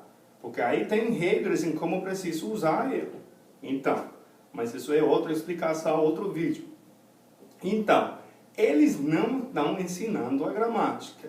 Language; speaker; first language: Portuguese; non-native, fluent; English